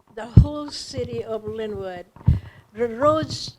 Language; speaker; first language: English; non-native, local second language; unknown